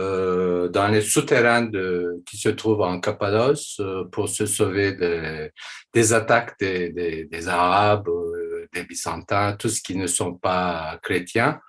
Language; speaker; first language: French; non-native, fluent; Turkish